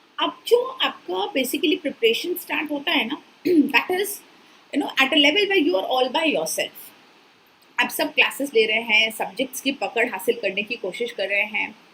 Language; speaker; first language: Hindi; native; Hindi